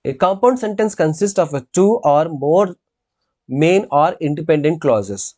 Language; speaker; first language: English; non-native, local second language; Telugu